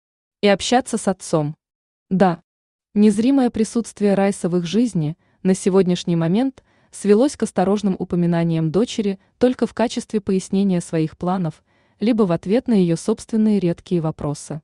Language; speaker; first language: Russian; native; Russian